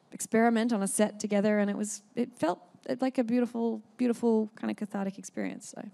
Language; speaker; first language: English; native; English